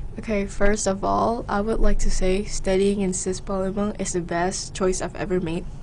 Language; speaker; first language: English; non-native, local second language; Indonesian